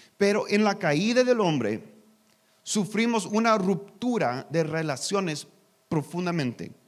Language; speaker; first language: Spanish; non-native, learner; English